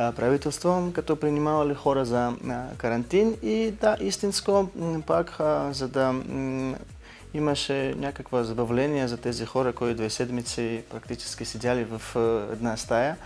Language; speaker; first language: Bulgarian; non-native, learner; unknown